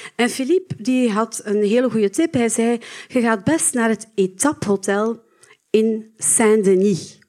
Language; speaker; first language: Dutch; native; Dutch